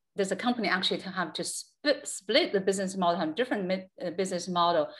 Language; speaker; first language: English; non-native, fluent; Chinese